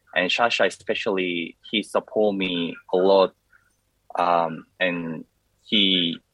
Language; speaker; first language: English; non-native, learner; Korean